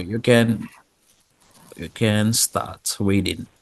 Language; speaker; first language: English; non-native, fluent; Haitian Creole